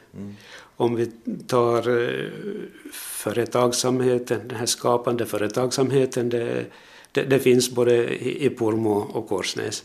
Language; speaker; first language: Swedish; native; Swedish